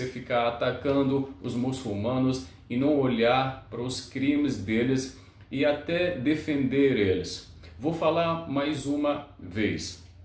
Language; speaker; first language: Portuguese; non-native, learner; Arabic